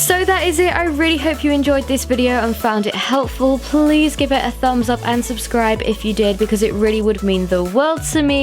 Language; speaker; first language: English; native; English